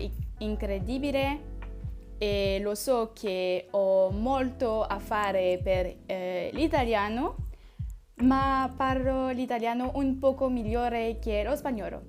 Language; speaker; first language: Italian; non-native, learner; French